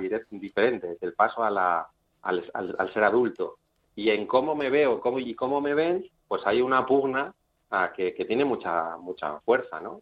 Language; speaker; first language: Spanish; native; Spanish